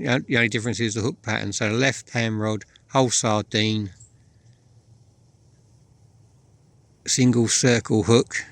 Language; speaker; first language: English; native; English